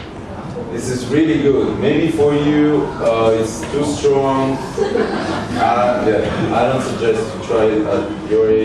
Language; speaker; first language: English; non-native, learner; Italian